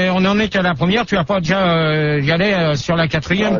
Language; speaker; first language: French; native; French